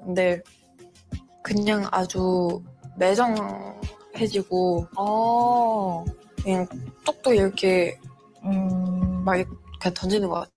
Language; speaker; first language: Korean; non-native, fluent; French